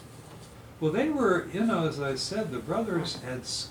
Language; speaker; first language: English; native; English